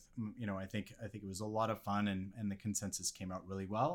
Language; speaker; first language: English; non-native, fluent; French